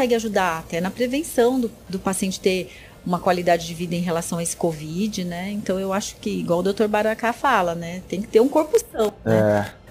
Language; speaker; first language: Portuguese; native; Portuguese